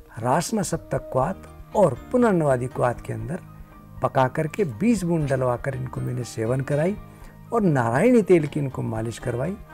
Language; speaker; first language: Hindi; native; Hindi